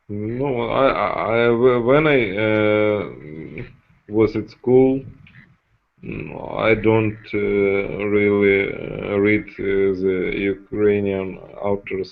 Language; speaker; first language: English; non-native, fluent; Russian